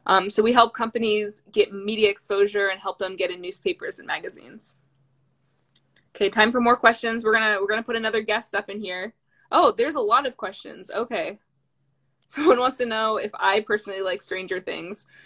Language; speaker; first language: English; native; English